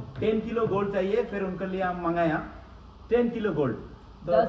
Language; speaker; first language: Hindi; non-native, learner; Bangla